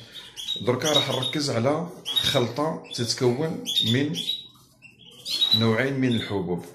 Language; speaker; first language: Arabic; native; Arabic